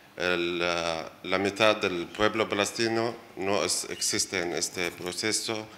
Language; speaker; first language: Spanish; non-native, learner; Arabic